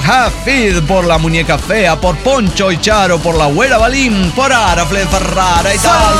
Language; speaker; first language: Spanish; native; Spanish